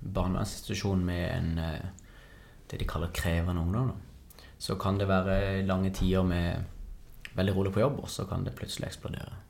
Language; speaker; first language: Norwegian; native; Norwegian